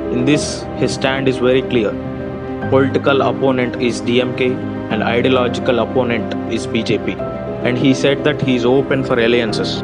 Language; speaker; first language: English; non-native, local second language; Telugu